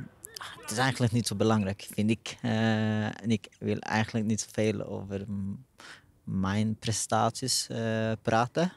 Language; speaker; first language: Dutch; non-native, fluent; Norwegian